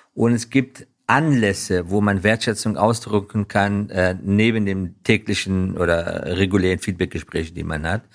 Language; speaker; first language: German; non-native, fluent; Persian